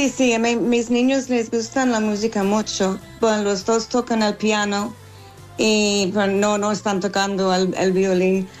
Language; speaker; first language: Spanish; non-native, fluent; English